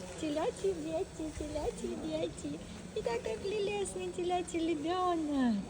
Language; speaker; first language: Russian; non-native, local second language; Ukrainian